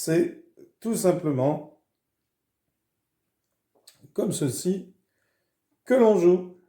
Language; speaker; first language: French; native; French